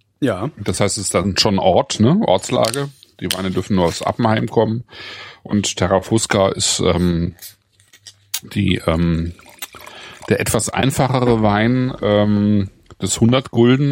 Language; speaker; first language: German; native; German